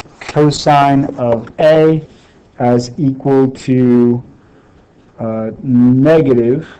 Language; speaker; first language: English; native; English